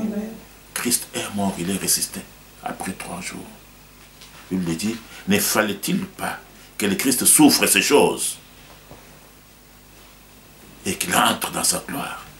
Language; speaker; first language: French; non-native, local second language; Lingala